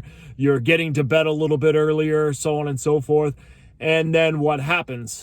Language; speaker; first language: English; native; English